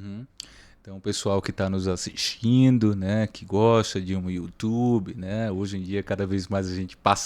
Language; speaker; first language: Portuguese; native; Portuguese